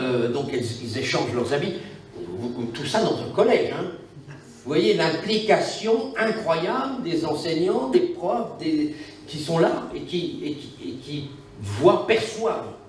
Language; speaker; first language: French; native; French